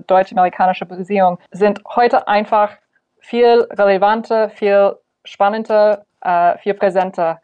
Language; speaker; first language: German; non-native, fluent; English